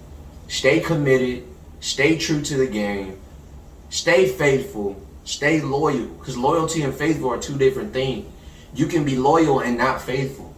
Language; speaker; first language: English; native; English